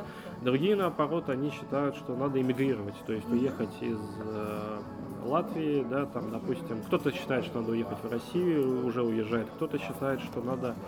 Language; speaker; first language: Russian; native; Russian